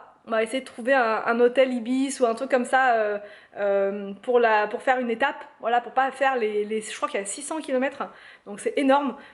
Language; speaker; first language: French; native; French